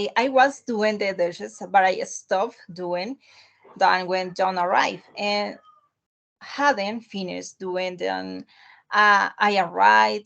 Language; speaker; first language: English; non-native, learner; Spanish